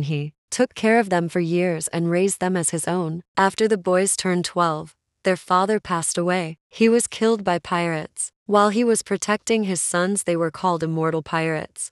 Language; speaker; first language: English; native; English